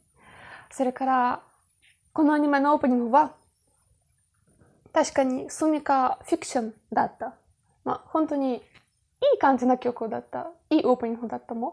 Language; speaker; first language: Japanese; non-native, learner; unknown